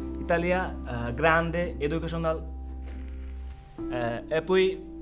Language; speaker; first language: Italian; non-native, learner; Bangla